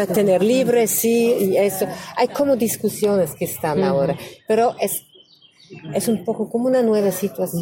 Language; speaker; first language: Spanish; non-native, learner; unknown